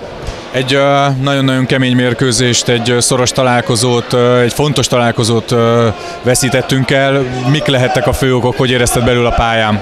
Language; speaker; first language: Hungarian; native; Hungarian